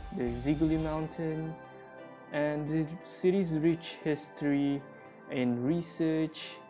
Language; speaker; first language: English; non-native, local second language; Malay